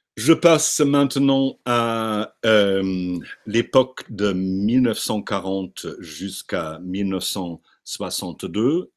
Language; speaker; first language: French; non-native, fluent; German